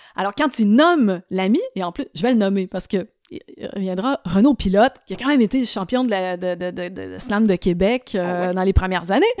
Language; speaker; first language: French; native; French